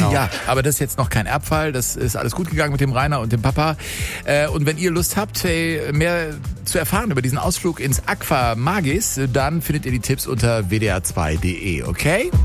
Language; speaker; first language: German; native; German